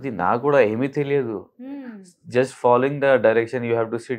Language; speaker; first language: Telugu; non-native, local second language; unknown